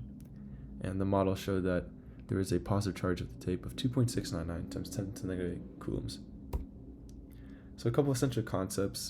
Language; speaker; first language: English; native; English